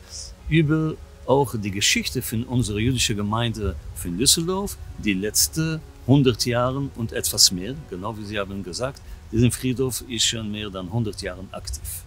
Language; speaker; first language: German; non-native, fluent; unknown